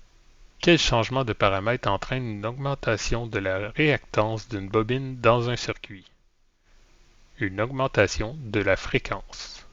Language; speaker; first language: French; native; French